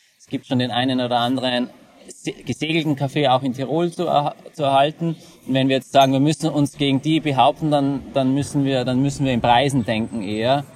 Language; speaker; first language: German; native; German